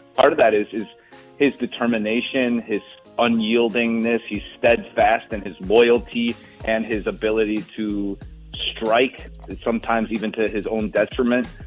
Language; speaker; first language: English; native; English